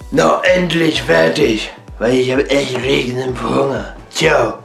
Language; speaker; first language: German; non-native, learner; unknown